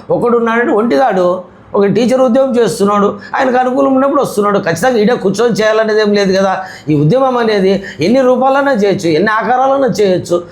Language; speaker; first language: Telugu; native; Telugu